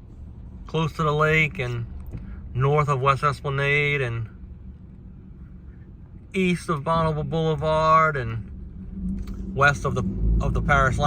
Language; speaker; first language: English; native; English